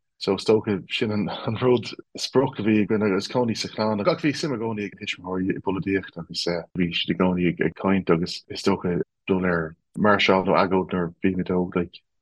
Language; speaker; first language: Irish; non-native, local second language; English